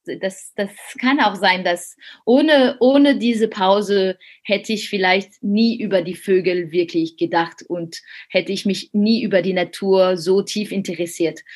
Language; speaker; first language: German; non-native, fluent; French